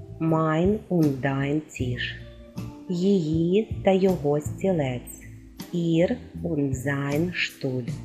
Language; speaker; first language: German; non-native, fluent; Ukrainian